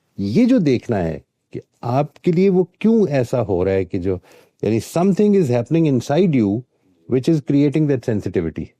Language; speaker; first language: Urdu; native; Urdu